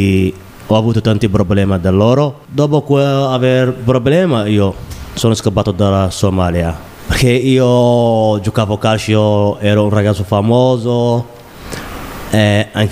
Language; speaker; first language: Italian; non-native, learner; Somali